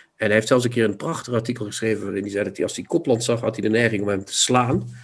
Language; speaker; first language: Dutch; non-native, local second language; Limburgish